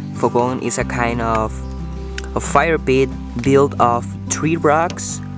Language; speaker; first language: English; non-native, fluent; Spanish